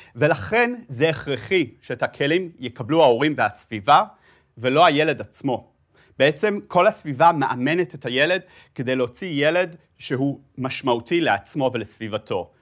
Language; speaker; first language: Hebrew; native; Hebrew